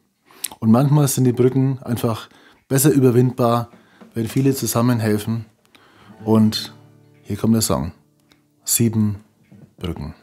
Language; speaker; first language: German; native; German